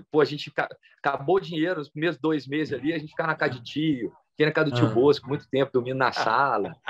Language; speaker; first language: Portuguese; native; Portuguese